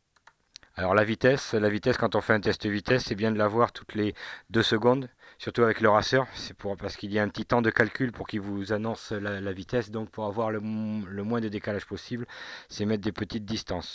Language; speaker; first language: French; native; French